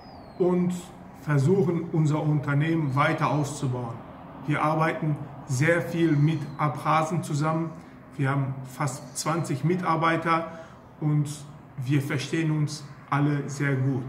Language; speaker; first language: German; early bilingual, other home language; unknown